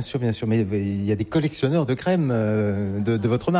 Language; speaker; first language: French; native; French